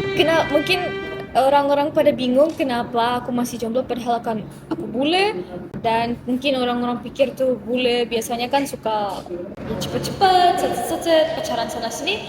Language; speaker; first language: Indonesian; non-native, fluent; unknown